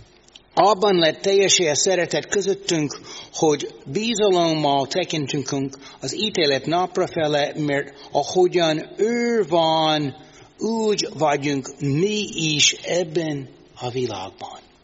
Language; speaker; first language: Hungarian; non-native, fluent; English